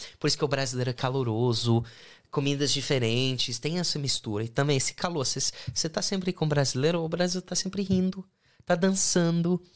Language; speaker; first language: Portuguese; non-native, fluent; English